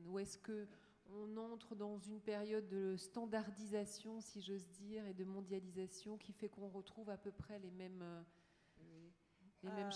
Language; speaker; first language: French; native; French